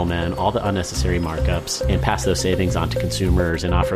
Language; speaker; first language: English; native; English